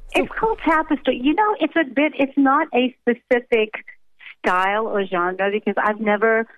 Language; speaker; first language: English; native; English